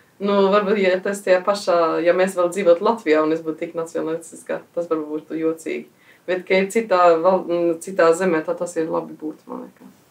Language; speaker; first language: Latvian; early bilingual, heritage; Latvian